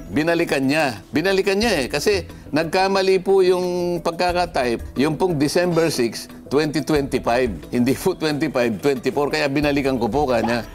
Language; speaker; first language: Filipino; non-native, local second language; Masbatenyo